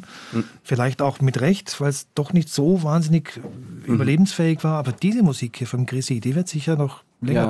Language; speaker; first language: German; native; German